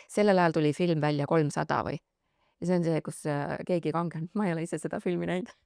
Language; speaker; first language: Estonian; native; Estonian